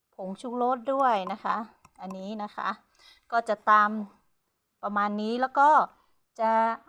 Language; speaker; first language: Thai; non-native, local second language; Karen languages